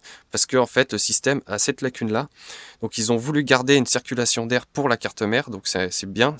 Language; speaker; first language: French; native; French